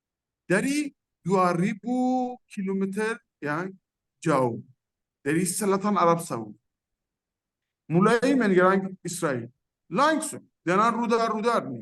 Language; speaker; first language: Indonesian; non-native, fluent; Persian